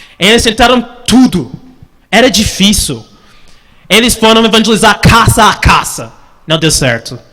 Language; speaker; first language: Portuguese; non-native, fluent; English